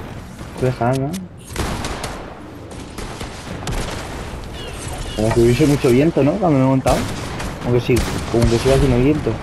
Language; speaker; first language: Spanish; native; Spanish